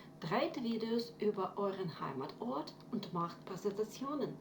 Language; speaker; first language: German; non-native, fluent; Ukrainian